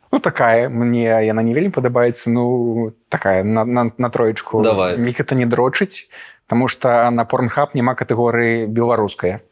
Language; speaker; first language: Belarusian; non-native, local second language; Russian